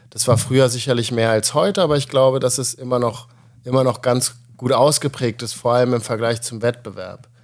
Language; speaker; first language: German; native; German